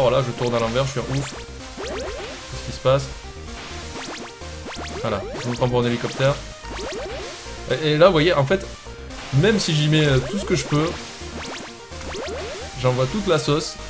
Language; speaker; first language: French; native; French